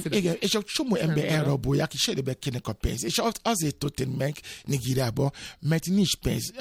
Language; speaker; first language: Hungarian; non-native, fluent; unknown